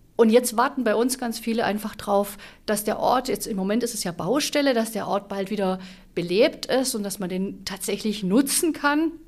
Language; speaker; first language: German; native; German